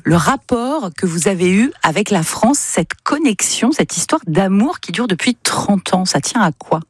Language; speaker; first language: French; native; French